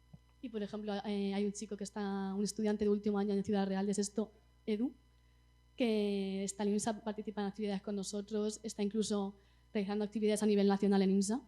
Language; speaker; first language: Spanish; native; Spanish